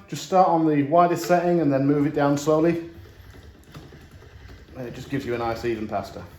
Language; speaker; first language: English; native; English